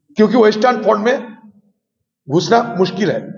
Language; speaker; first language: Hindi; non-native, local second language; Bangla